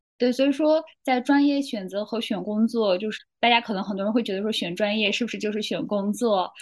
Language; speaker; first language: Chinese; native; Chinese